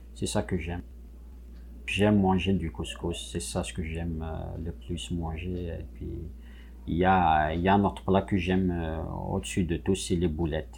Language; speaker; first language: French; non-native, local second language; Kabyle